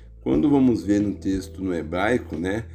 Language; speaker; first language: Portuguese; native; Portuguese